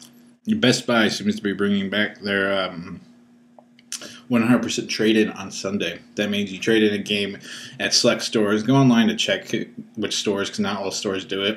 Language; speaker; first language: English; native; English